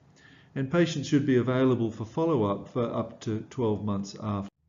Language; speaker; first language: English; native; English